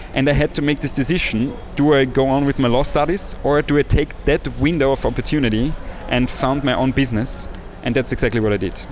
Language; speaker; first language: English; non-native, fluent; German